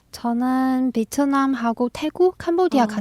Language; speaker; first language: Korean; non-native, fluent; Chinese